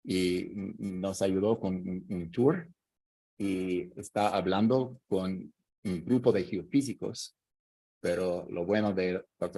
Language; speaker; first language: Spanish; non-native, fluent; English